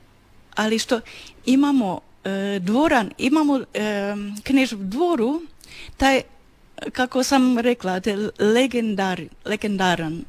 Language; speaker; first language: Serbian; non-native, learner; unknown